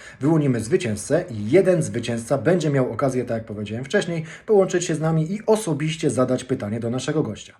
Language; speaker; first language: Polish; native; Polish